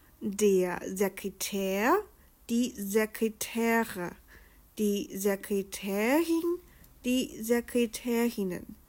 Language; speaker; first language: German; non-native, fluent; Chinese